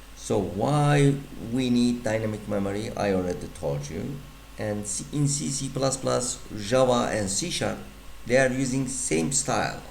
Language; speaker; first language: English; non-native, fluent; Turkish